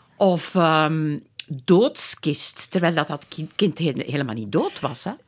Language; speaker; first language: Dutch; native; Dutch